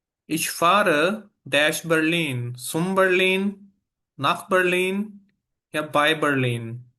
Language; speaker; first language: German; non-native, fluent; Urdu